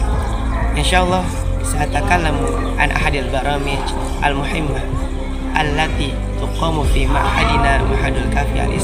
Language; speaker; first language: Arabic; non-native, learner; Indonesian